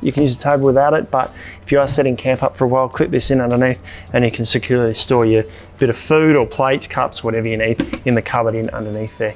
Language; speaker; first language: English; native; English